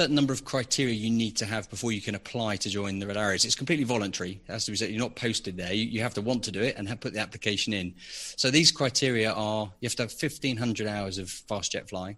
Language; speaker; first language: English; native; English